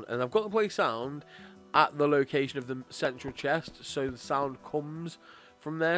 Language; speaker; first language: English; native; English